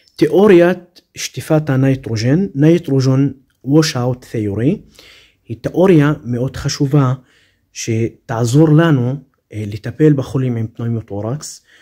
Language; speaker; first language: Hebrew; non-native, local second language; Arabic